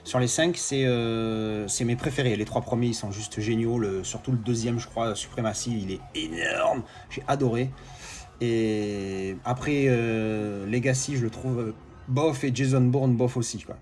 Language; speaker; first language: French; native; French